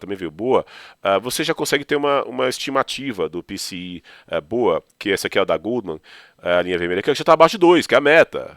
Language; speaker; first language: Portuguese; native; Portuguese